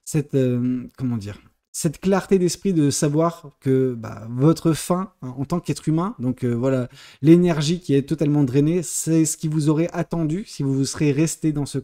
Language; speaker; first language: French; native; French